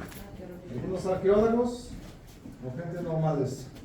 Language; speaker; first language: Spanish; non-native, fluent; Hebrew